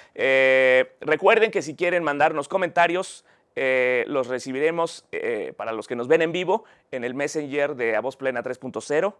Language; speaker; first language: Spanish; native; Spanish